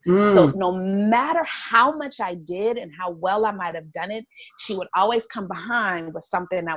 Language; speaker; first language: English; native; English